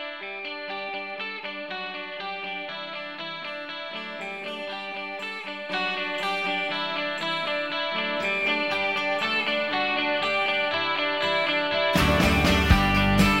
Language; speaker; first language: English; native; English